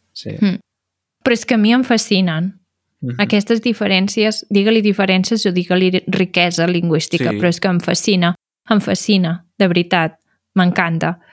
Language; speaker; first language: Catalan; native; Catalan